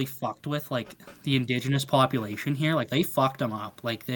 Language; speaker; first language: English; native; English